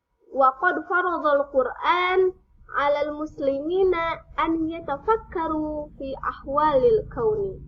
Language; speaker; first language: Arabic; non-native, fluent; Indonesian